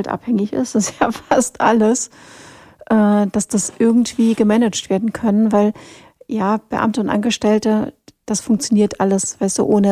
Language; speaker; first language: German; native; German